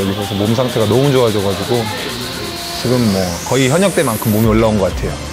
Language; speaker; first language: Korean; native; Korean